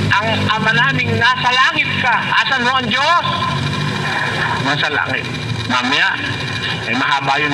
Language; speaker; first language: Filipino; native; Filipino